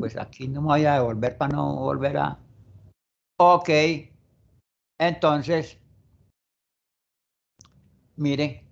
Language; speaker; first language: Spanish; native; Spanish